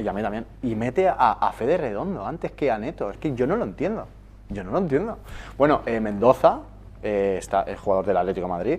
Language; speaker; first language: Spanish; native; Spanish